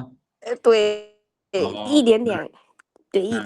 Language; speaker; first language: Chinese; non-native, learner; Lao